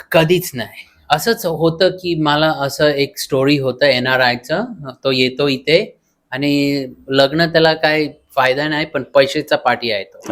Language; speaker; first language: Marathi; early bilingual, heritage; Marathi